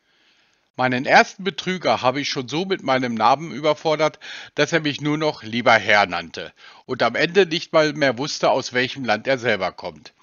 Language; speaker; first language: German; native; German